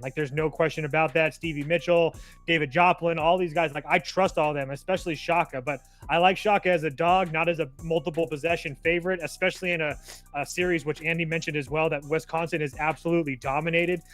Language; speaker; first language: English; native; English